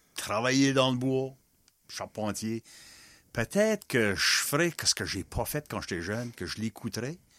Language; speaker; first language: French; non-native, local second language; English